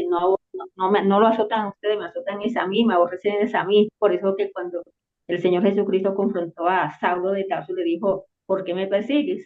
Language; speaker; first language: Spanish; native; Spanish